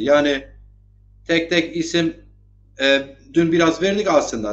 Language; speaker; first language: Turkish; non-native, local second language; Zaza